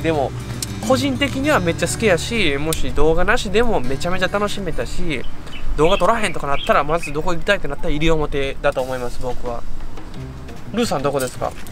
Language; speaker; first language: Japanese; native; Japanese